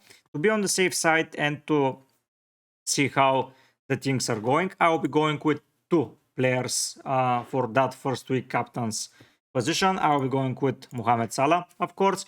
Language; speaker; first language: English; non-native, fluent; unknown